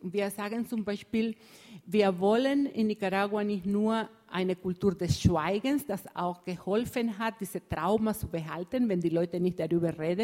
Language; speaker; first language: German; non-native, fluent; Spanish